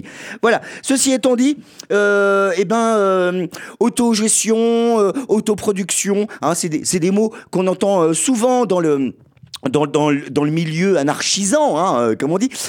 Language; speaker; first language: French; native; French